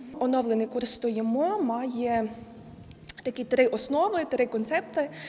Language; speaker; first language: Ukrainian; native; Ukrainian